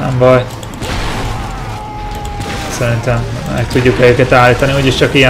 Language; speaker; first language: Hungarian; native; Hungarian